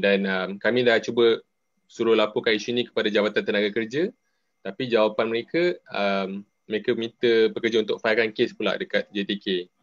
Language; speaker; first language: Malay; native; Malay